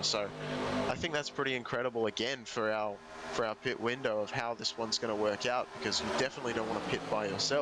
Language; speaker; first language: English; native; English